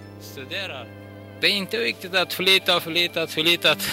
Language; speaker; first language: Swedish; non-native, learner; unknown